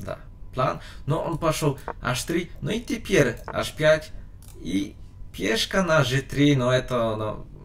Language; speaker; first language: Russian; non-native, learner; Polish